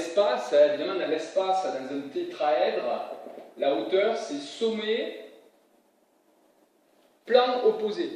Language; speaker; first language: French; native; French